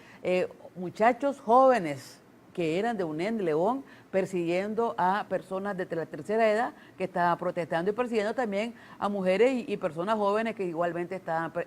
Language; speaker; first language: Spanish; native; Spanish